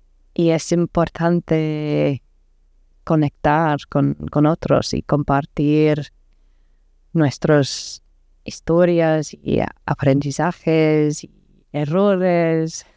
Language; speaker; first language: Spanish; non-native, learner; English